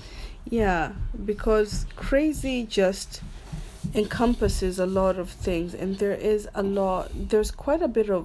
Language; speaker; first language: English; non-native, local second language; Swahili